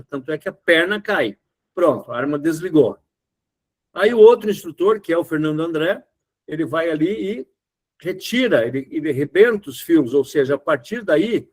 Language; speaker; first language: Portuguese; native; Portuguese